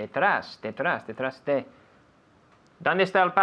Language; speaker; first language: Spanish; non-native, fluent; English